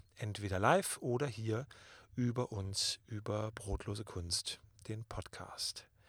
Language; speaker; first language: German; native; German